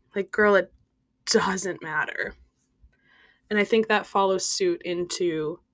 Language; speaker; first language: English; native; English